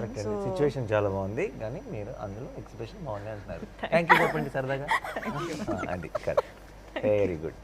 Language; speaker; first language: Telugu; native; Telugu